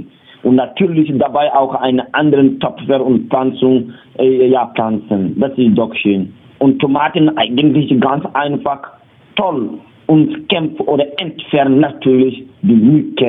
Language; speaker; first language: German; non-native, learner; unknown